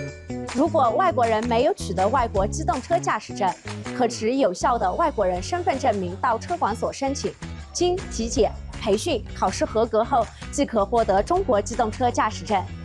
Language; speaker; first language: Chinese; native; Chinese